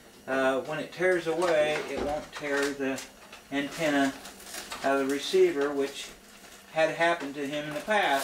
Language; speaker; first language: English; native; English